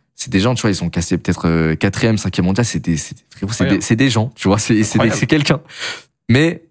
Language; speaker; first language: French; native; French